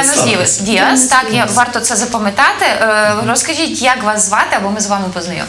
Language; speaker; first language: Ukrainian; native; Ukrainian